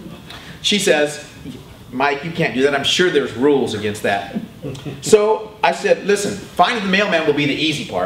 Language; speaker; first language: English; native; English